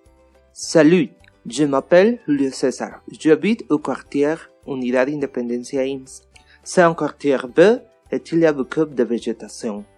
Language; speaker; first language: French; non-native, learner; Spanish